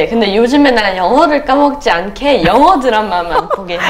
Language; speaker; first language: Korean; early bilingual, other home language; English